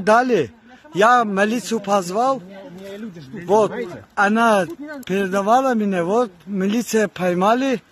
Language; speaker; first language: Russian; non-native, learner; Tajik